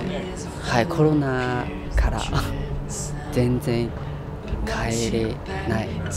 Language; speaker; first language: Japanese; non-native, learner; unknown